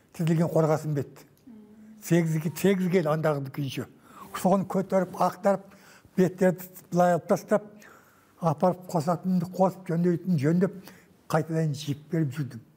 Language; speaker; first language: Kazakh; native; Kazakh